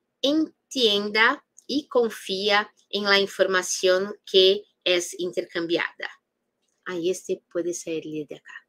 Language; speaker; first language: Spanish; non-native, fluent; Portuguese